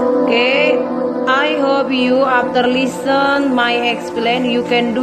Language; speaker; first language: English; non-native, learner; Indonesian